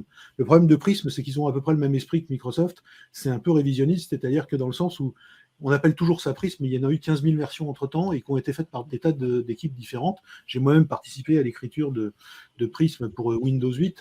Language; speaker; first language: French; native; French